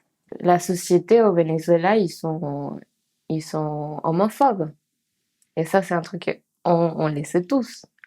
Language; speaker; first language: French; non-native, fluent; Spanish